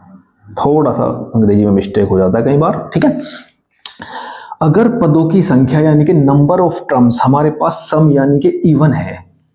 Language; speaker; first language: Hindi; native; Hindi